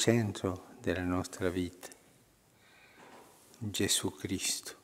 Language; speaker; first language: Italian; non-native, fluent; Spanish